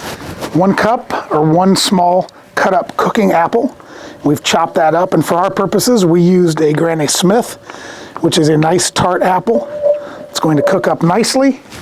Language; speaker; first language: English; native; English